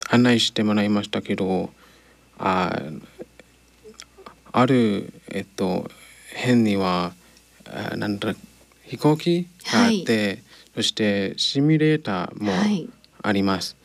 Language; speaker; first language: Japanese; non-native, learner; English